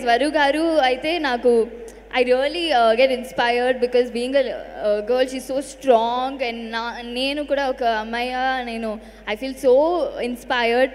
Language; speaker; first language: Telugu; non-native, learner; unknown